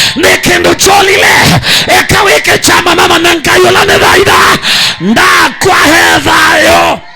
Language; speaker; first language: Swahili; non-native, local second language; Kamba